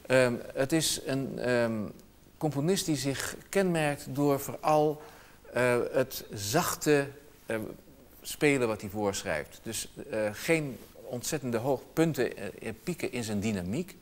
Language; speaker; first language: Dutch; native; Dutch